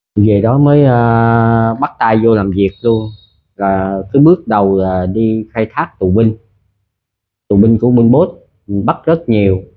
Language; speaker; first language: Vietnamese; early bilingual, heritage; Vietnamese